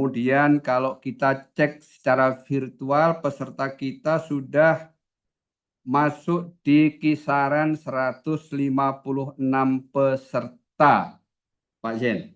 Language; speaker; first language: Indonesian; native; Indonesian